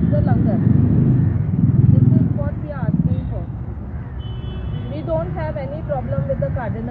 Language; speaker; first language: English; non-native, local second language; Hindi